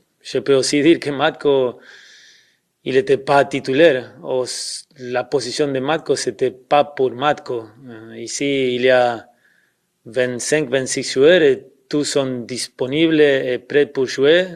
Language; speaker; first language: French; non-native, fluent; Spanish